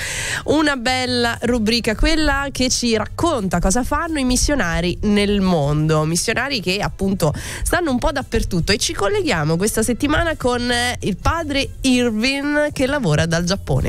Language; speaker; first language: Italian; native; Italian